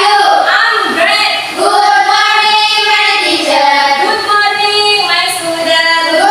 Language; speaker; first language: English; non-native, learner; Indonesian